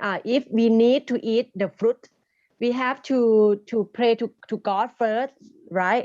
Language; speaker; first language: English; non-native, learner; Thai